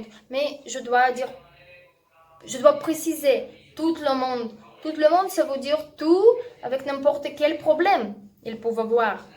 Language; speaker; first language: French; non-native, learner; Russian